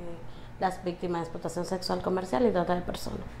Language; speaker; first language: Spanish; native; Spanish